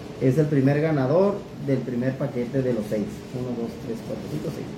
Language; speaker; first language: Spanish; native; Spanish